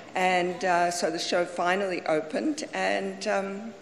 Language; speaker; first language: English; native; English